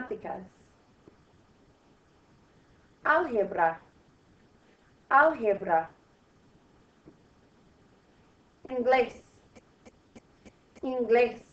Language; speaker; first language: Spanish; non-native, fluent; English